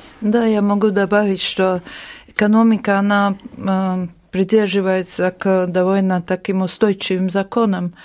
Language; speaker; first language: Russian; non-native, local second language; Latvian